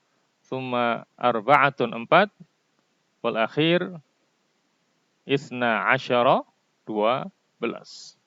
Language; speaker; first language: Arabic; non-native, fluent; Indonesian